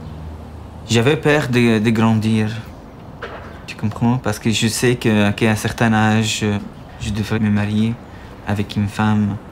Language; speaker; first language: French; non-native, fluent; Arabic